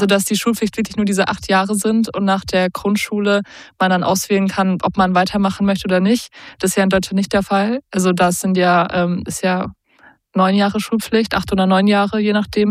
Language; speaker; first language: German; native; German